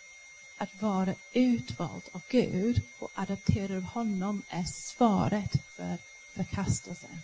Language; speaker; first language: Swedish; non-native, fluent; English